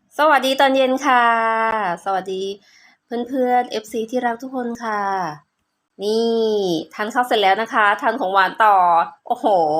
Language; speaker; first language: Thai; non-native, local second language; Northern Khmer